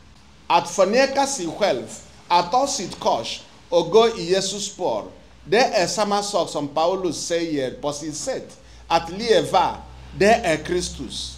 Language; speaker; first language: Swedish; non-native, fluent; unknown